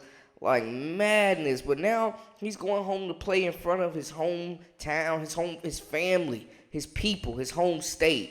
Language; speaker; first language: English; native; English